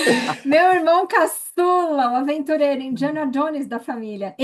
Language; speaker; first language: Portuguese; native; Portuguese